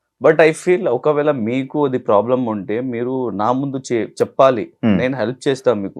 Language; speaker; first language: Telugu; non-native, learner; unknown